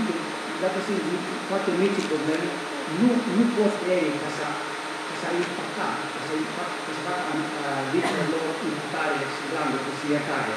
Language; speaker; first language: Romanian; non-native, learner; Greek